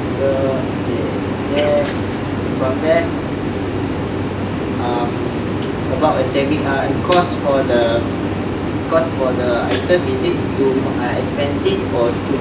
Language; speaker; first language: English; non-native, local second language; Malay